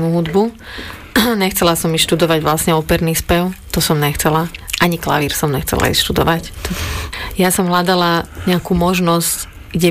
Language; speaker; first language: Slovak; native; Slovak